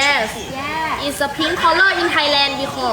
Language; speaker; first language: English; non-native, learner; Thai